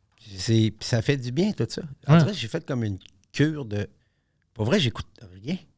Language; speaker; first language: French; native; French